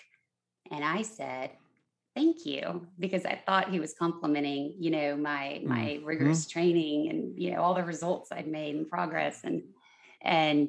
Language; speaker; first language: English; native; English